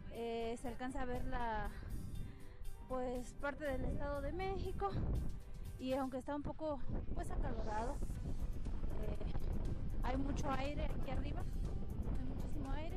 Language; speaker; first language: Spanish; native; Spanish